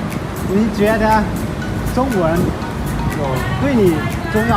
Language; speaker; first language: Chinese; non-native, learner; Lao